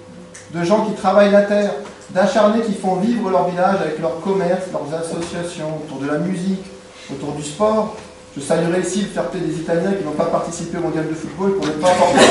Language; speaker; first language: French; native; French